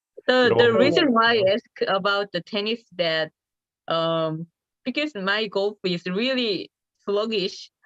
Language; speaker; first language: English; non-native, learner; Korean